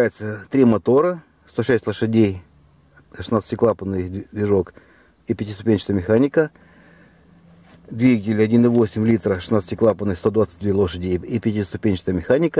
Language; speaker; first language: Russian; native; Russian